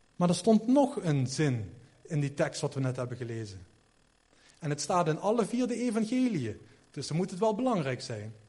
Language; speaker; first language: Dutch; native; Dutch